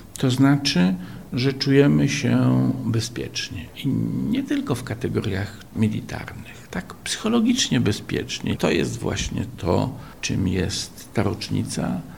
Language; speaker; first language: Polish; native; Polish